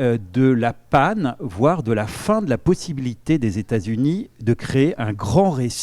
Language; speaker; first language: French; native; French